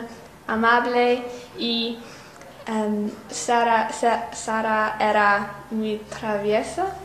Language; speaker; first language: Spanish; non-native, learner; English